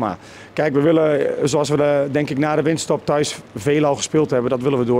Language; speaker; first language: Dutch; native; Dutch